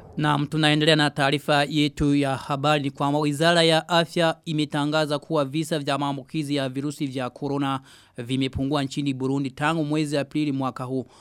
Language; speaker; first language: Swahili; non-native, local second language; Rundi